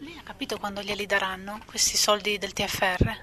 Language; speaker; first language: Italian; native; Italian